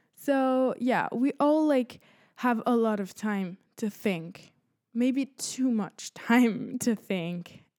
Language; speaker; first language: English; early bilingual, other home language; Spanish